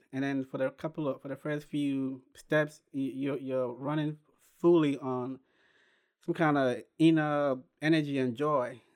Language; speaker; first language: English; non-native, local second language; Akan